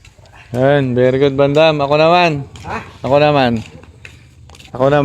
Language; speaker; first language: Filipino; native; Filipino